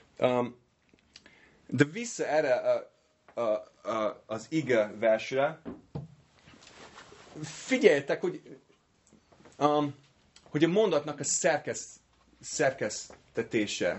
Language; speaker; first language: Hungarian; non-native, fluent; English